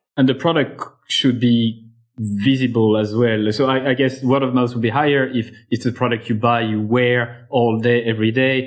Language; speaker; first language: English; non-native, fluent; French